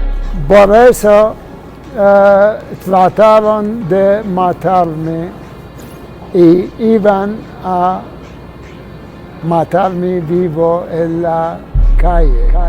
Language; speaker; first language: Spanish; non-native, fluent; Arabic